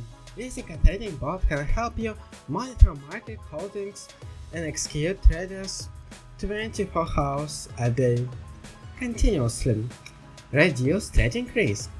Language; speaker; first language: English; non-native, learner; Russian